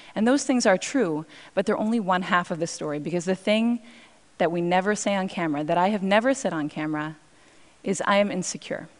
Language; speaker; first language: English; native; English